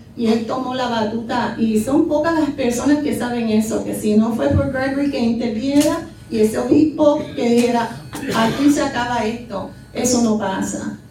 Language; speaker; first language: Spanish; early bilingual, heritage; Spanish